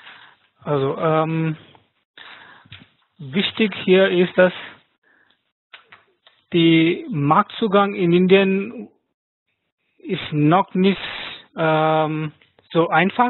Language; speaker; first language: German; non-native, fluent; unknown